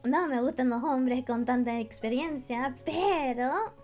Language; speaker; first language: Spanish; non-native, learner; English